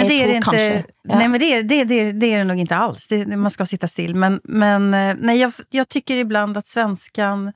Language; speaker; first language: Swedish; native; Swedish